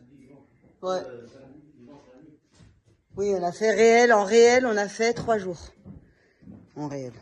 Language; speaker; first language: French; native; French